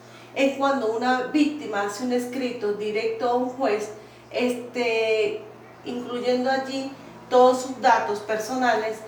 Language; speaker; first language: Spanish; native; Spanish